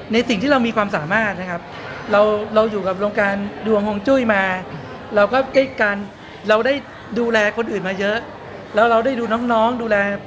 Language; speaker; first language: Thai; native; Thai